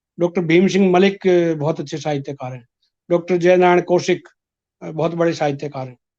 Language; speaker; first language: Hindi; native; Hindi